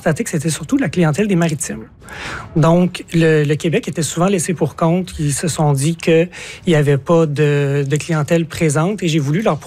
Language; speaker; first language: French; native; French